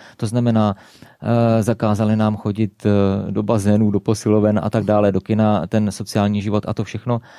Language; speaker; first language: Czech; native; Czech